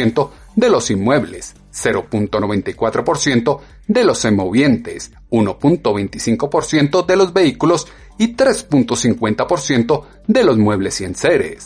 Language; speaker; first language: Spanish; native; Spanish